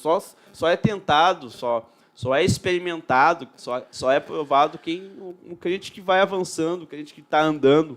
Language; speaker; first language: Portuguese; native; Portuguese